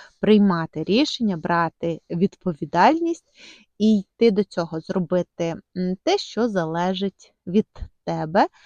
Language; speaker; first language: Ukrainian; non-native, local second language; Russian